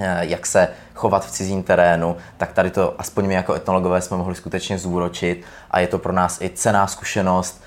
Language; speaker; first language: Czech; native; Czech